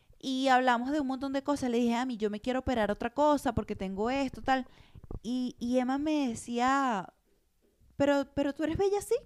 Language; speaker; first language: Spanish; native; Spanish